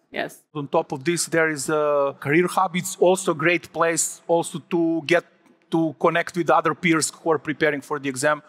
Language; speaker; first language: English; non-native, fluent; Serbian